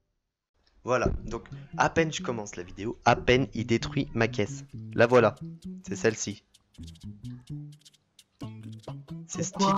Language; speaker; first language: French; native; French